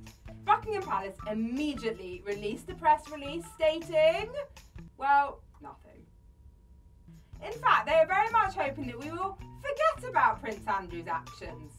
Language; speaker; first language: English; native; English